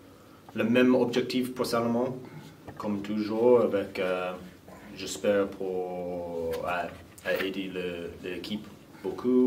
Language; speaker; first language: French; non-native, fluent; English